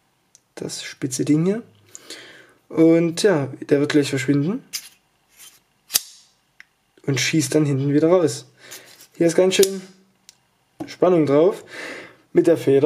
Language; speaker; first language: German; native; German